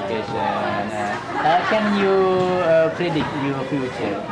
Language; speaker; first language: English; non-native, fluent; Indonesian